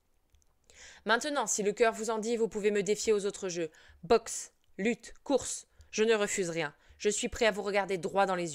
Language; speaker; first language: French; native; French